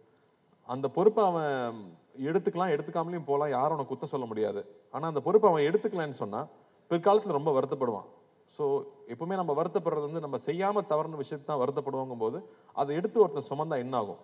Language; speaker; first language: Tamil; native; Tamil